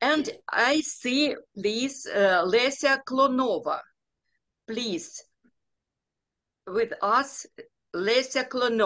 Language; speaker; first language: English; non-native, learner; Ukrainian